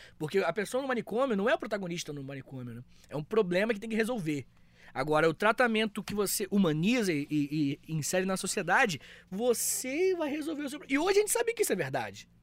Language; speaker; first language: Portuguese; native; Portuguese